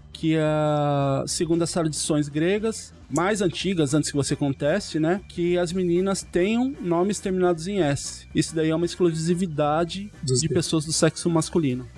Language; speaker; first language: Portuguese; native; Portuguese